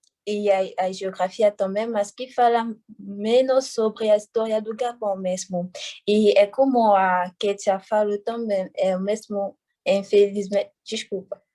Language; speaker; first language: Portuguese; non-native, fluent; French